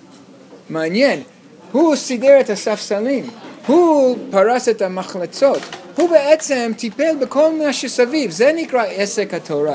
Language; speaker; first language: Hebrew; non-native, fluent; English